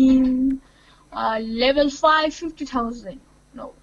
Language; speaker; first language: English; non-native, learner; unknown